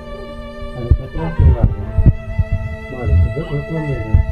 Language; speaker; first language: Turkish; non-native, learner; Uzbek